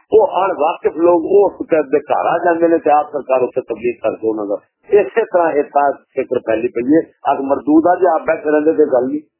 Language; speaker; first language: Urdu; non-native, local second language; Punjabi